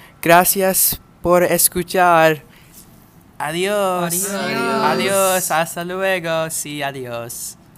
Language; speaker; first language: Spanish; non-native, learner; English